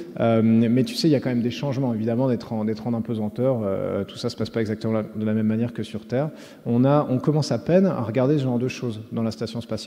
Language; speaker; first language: French; native; French